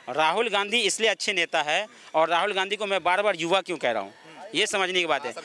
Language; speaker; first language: Hindi; native; Hindi